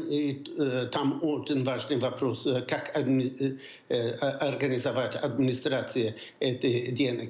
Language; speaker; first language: Russian; non-native, fluent; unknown